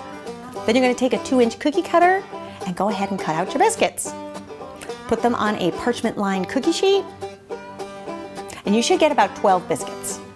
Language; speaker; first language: English; native; English